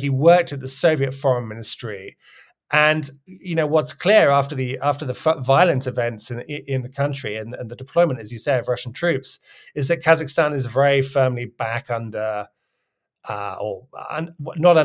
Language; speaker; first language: English; native; English